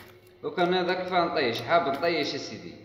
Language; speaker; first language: Arabic; native; Arabic